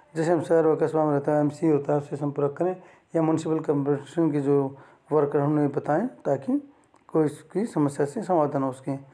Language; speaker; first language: Hindi; native; Hindi